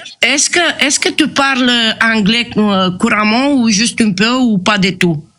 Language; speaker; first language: French; non-native, fluent; Romanian